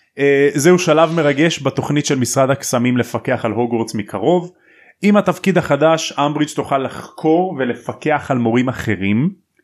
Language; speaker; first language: Hebrew; native; Hebrew